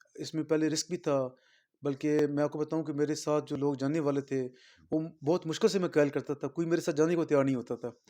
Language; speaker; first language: Urdu; non-native, local second language; Punjabi